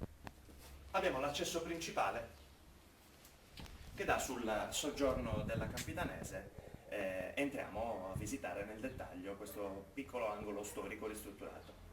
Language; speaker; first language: Italian; native; Italian